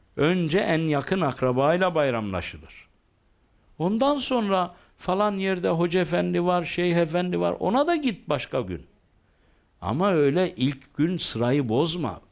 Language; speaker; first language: Turkish; native; Turkish